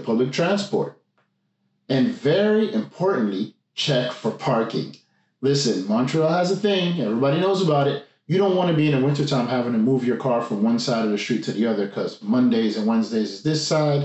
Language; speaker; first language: English; native; English